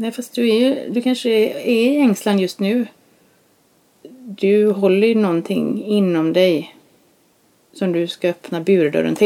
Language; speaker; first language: Swedish; native; Swedish